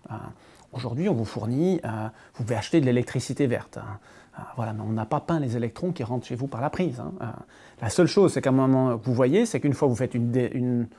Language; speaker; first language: French; native; French